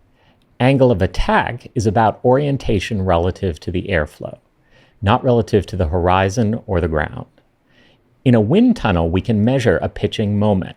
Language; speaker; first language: English; native; English